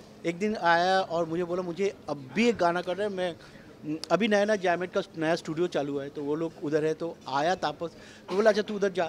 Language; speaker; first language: Hindi; non-native, local second language; Bangla